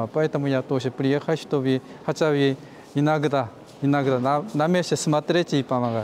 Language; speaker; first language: Russian; non-native, fluent; Korean